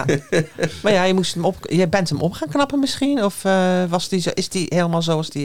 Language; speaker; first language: Dutch; native; Dutch